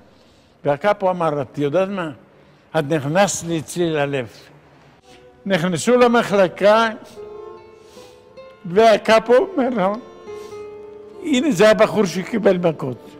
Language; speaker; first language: Hebrew; non-native, fluent; Ladino